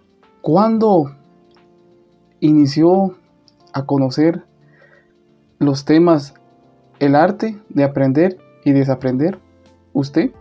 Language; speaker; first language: Spanish; non-native, local second language; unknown